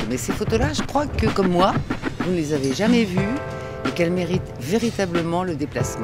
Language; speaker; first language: French; native; French